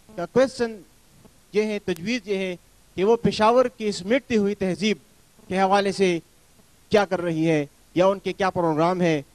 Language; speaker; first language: Urdu; non-native, local second language; Pashto